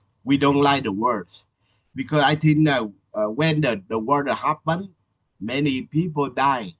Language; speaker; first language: English; non-native, learner; Vietnamese